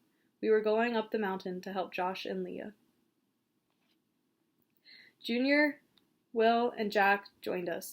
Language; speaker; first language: English; native; English